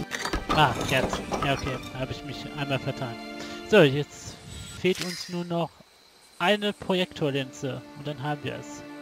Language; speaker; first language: German; native; German